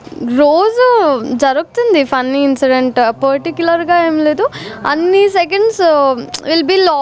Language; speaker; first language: Telugu; non-native, learner; Kannada